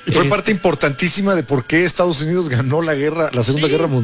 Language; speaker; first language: Spanish; native; Spanish